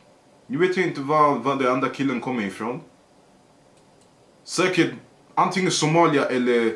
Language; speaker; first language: Swedish; early bilingual, other home language; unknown